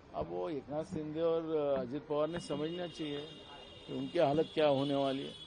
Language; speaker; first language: Hindi; non-native, local second language; Marathi